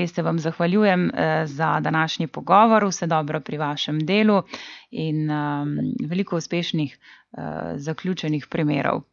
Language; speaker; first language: Slovenian; native; Slovenian